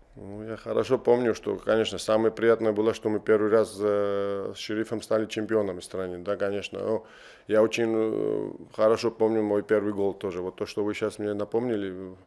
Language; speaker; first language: Russian; non-native, local second language; Georgian